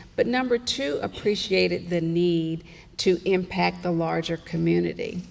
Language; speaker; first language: English; native; English